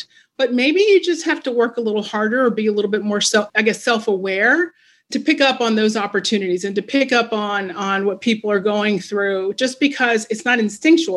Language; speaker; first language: English; non-native, fluent; Spanish